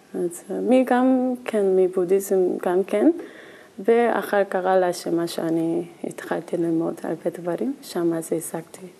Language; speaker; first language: Hebrew; non-native, learner; Korean